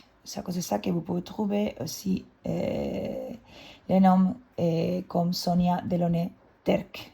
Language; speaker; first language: French; non-native, fluent; Spanish